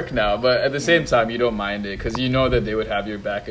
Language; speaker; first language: English; non-native, local second language; Tamil